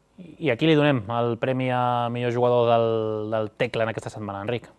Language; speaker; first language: Catalan; native; Catalan